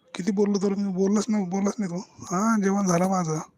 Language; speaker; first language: Hindi; non-native, local second language; Marathi